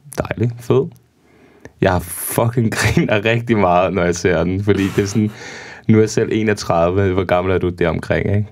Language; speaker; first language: Danish; early bilingual, other home language; Serbian